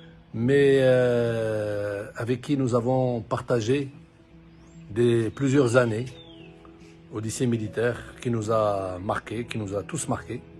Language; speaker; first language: French; non-native, local second language; Arabic